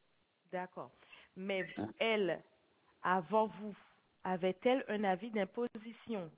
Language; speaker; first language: French; native; French